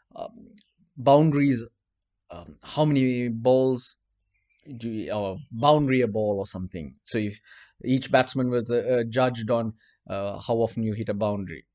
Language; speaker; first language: English; non-native, local second language; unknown